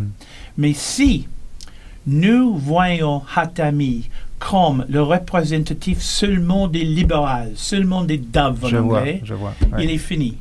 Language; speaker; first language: French; non-native, learner; English